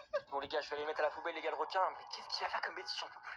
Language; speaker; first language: French; native; French